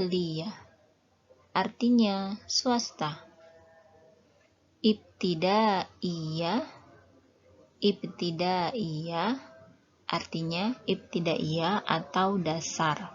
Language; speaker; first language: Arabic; non-native, fluent; Indonesian